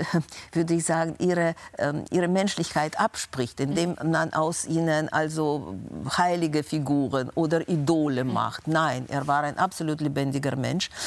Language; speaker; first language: German; non-native, fluent; Russian